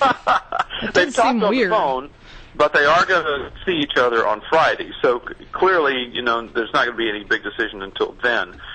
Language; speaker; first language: English; native; English